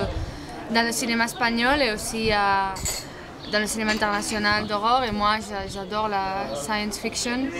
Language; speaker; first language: French; non-native, fluent; Spanish